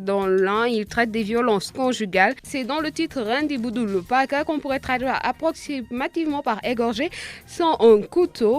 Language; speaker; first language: French; non-native, local second language; Wolof